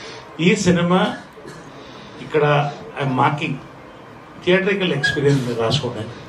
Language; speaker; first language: Telugu; native; Telugu